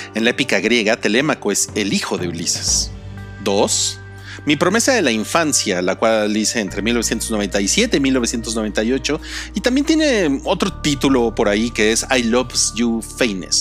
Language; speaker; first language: Spanish; native; Spanish